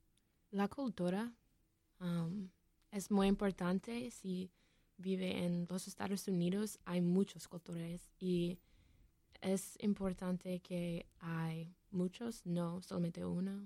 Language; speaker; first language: Spanish; non-native, learner; English